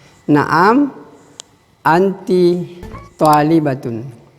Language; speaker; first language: Arabic; non-native, fluent; Indonesian